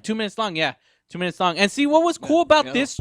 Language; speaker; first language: English; native; English